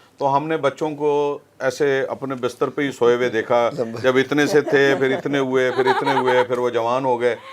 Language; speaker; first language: Urdu; native; Urdu